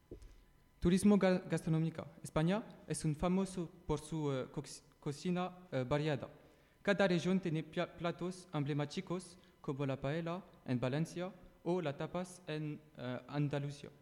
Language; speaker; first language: Spanish; non-native, learner; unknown